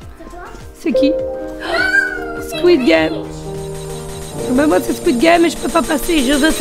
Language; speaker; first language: French; native; French